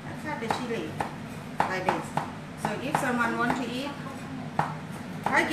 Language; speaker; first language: English; non-native, learner; Thai